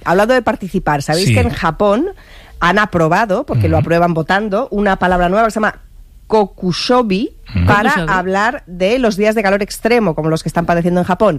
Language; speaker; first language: Spanish; native; Spanish